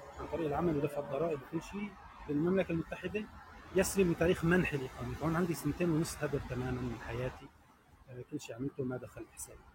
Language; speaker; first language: Arabic; native; Arabic